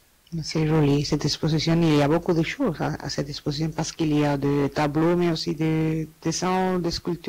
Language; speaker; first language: French; non-native, learner; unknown